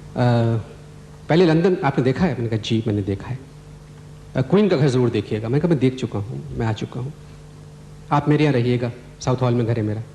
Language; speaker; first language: Urdu; native; Urdu